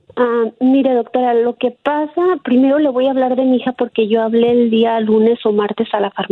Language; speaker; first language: Spanish; native; Spanish